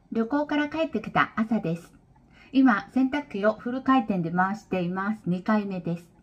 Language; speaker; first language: Japanese; native; Japanese